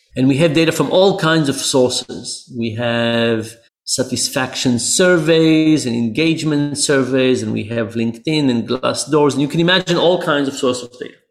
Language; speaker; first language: English; non-native, fluent; Hebrew